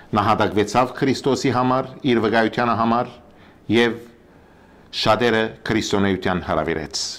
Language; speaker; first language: Armenian; early bilingual, heritage; Armenian